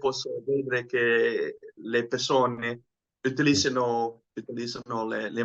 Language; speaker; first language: Italian; non-native, learner; Dutch